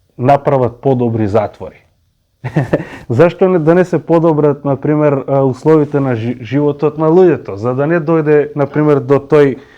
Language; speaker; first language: Macedonian; non-native, local second language; Romany